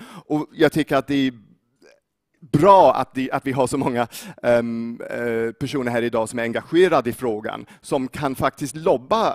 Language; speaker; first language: Swedish; non-native, fluent; English